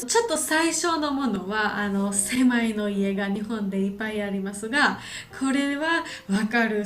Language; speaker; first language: Japanese; non-native, learner; Georgian